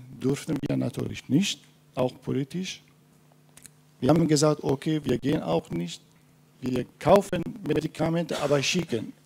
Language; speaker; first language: German; non-native, fluent; Kurdish